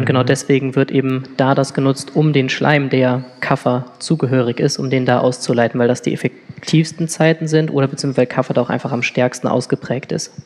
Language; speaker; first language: German; native; German